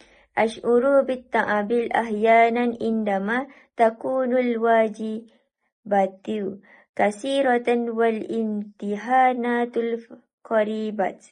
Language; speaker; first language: Arabic; non-native, learner; Malay